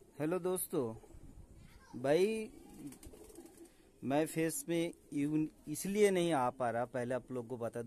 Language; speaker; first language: Hindi; non-native, local second language; Bangla